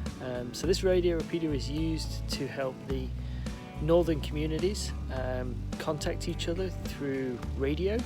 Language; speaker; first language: English; native; English